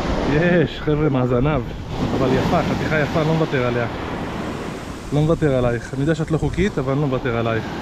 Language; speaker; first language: Hebrew; native; Hebrew